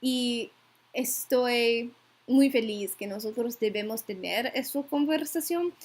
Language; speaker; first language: Spanish; non-native, learner; English